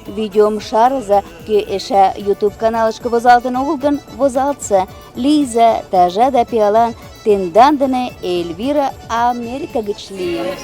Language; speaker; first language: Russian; non-native, local second language; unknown